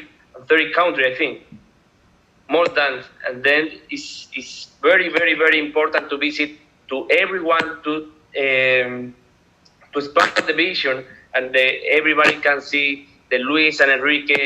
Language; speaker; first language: English; non-native, learner; Spanish